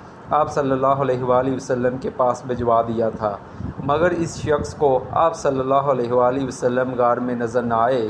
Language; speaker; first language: Urdu; native; Urdu